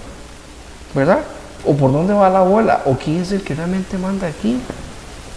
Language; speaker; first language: Spanish; native; Spanish